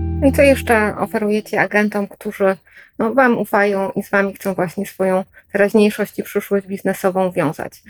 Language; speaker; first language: Polish; native; Polish